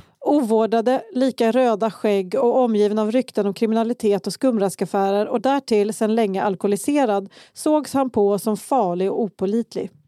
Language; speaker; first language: Swedish; native; Swedish